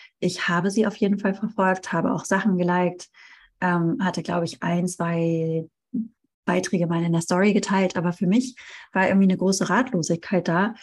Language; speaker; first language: German; native; German